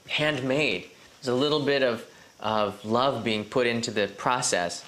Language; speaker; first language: English; native; English